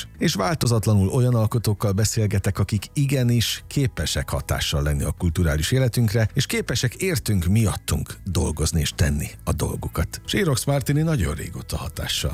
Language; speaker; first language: Hungarian; native; Hungarian